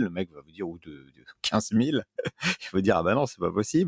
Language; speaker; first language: French; native; French